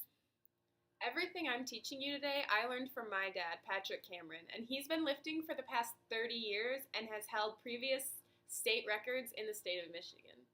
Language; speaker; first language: English; native; English